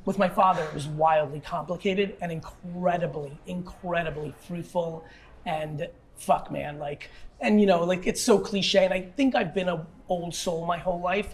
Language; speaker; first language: English; early bilingual, other home language; Russian